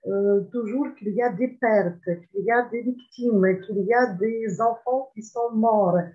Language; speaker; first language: French; non-native, fluent; Ukrainian